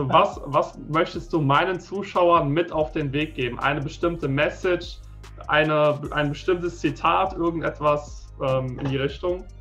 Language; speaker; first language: German; native; German